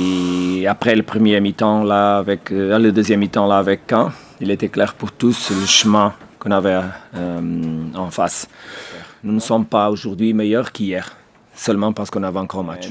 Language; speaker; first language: French; non-native, fluent; Portuguese